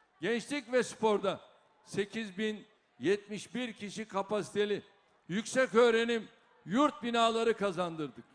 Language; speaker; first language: Turkish; native; Turkish